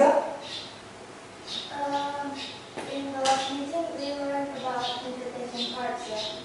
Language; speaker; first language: English; non-native, learner; Indonesian